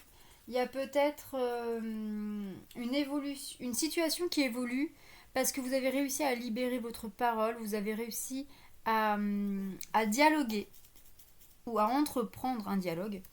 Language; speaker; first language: French; native; French